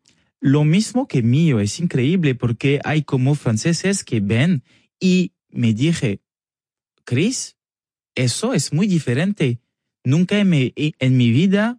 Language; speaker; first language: Spanish; non-native, learner; French